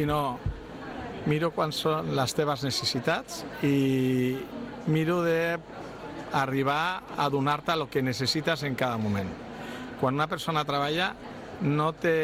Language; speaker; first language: Catalan; non-native, local second language; Spanish